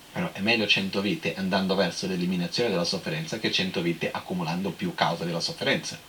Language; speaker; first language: Italian; non-native, fluent; Portuguese